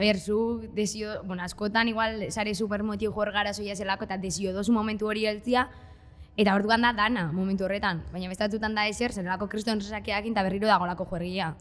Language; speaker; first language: Basque; native; Basque